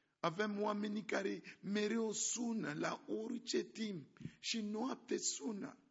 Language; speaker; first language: Romanian; non-native, fluent; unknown